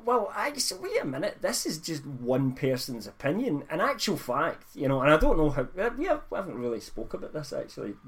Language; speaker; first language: English; native; English